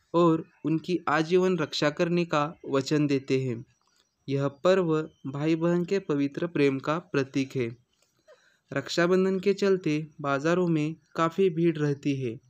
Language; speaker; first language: Hindi; non-native, local second language; Marathi